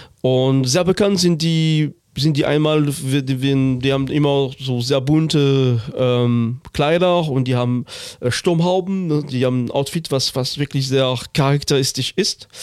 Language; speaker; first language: German; non-native, fluent; French